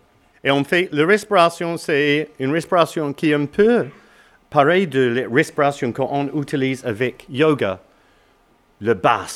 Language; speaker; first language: French; non-native, learner; English